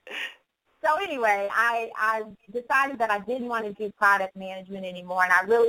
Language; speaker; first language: English; native; English